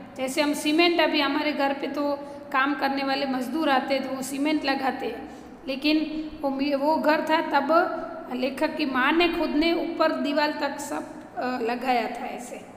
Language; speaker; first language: Hindi; non-native, local second language; Gujarati